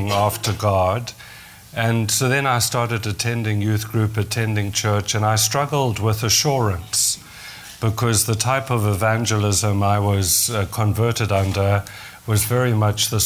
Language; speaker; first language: English; native; English